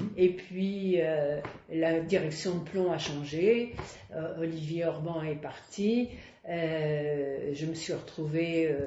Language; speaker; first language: French; native; French